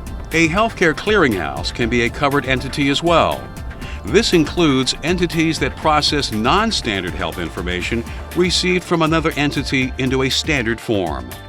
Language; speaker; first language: English; native; English